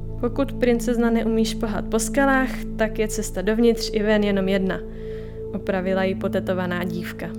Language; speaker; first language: Czech; native; Czech